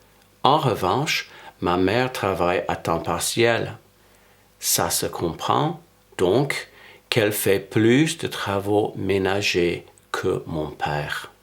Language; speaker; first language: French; non-native, fluent; English